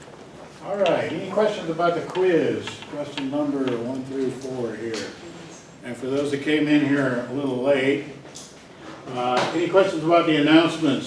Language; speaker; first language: English; native; English